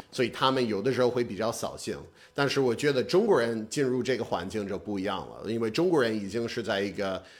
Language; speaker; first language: Chinese; non-native, fluent; English